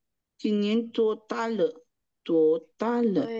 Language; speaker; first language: Chinese; non-native, learner; Indonesian